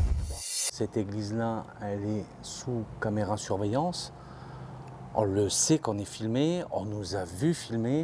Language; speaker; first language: French; native; French